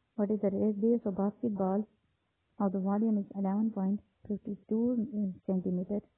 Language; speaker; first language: English; non-native, local second language; Urdu